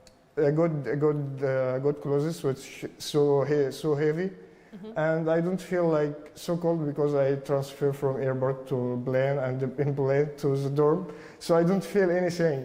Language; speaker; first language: English; non-native, learner; Arabic